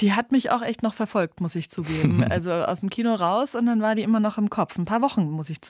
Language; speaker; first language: German; native; German